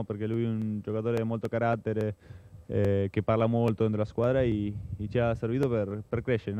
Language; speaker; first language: Italian; non-native, fluent; Spanish